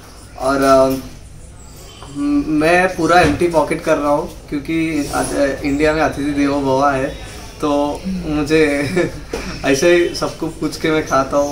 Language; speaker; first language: Hindi; non-native, local second language; Telugu